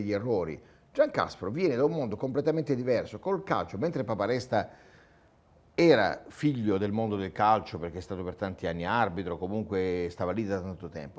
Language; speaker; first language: Italian; native; Italian